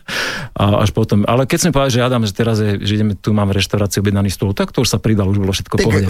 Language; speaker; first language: Slovak; native; Slovak